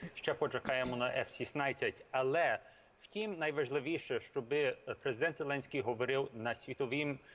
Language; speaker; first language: Ukrainian; early bilingual, heritage; English